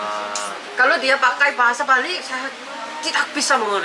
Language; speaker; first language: Indonesian; non-native, learner; Korean